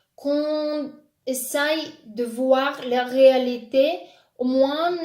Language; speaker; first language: French; non-native, fluent; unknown